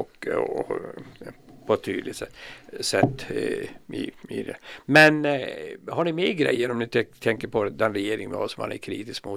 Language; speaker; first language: Swedish; native; Swedish